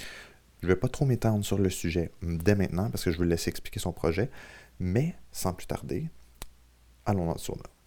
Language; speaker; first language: French; native; French